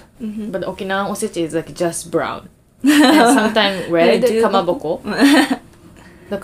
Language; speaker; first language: English; non-native, fluent; Japanese